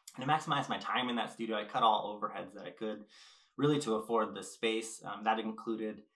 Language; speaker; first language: English; native; English